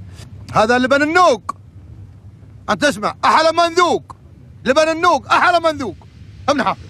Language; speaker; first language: Arabic; native; Arabic